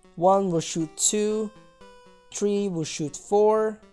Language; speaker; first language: English; non-native, local second language; Filipino